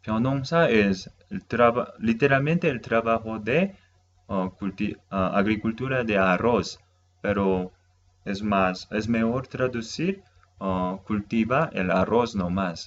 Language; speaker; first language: Spanish; non-native, fluent; Korean